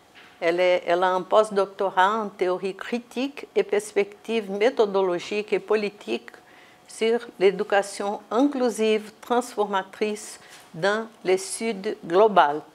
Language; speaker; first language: French; non-native, fluent; Portuguese